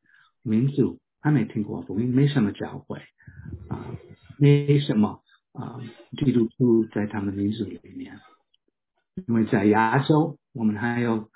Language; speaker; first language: Chinese; non-native, fluent; English